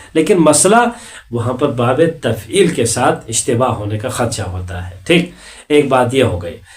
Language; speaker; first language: Urdu; non-native, local second language; Balti